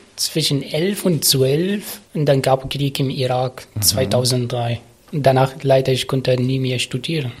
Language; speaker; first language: German; non-native, learner; Arabic